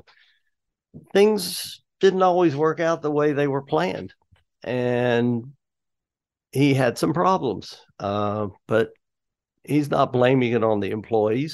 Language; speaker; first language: English; native; English